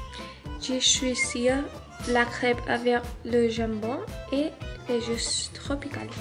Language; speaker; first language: French; non-native, learner; Spanish